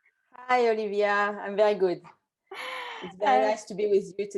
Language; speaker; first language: English; non-native, fluent; French